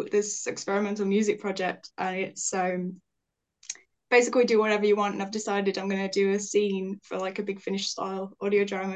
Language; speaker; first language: English; native; English